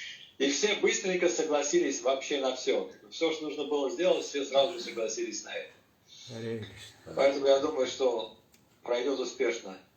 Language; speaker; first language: Russian; native; Russian